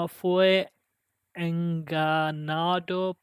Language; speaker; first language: Spanish; non-native, learner; English